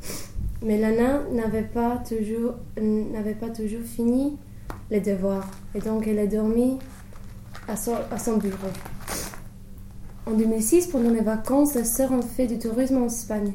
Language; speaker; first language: French; non-native, learner; English